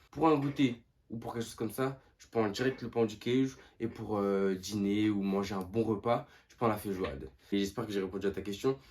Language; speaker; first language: French; early bilingual, other home language; Portuguese